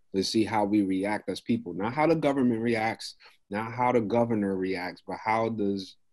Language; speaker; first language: English; native; English